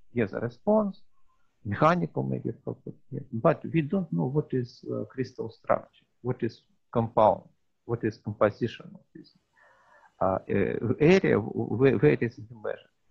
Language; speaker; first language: English; non-native, learner; Russian